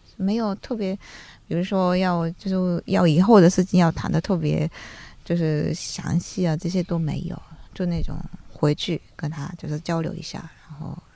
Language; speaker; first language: Chinese; non-native, fluent; Japanese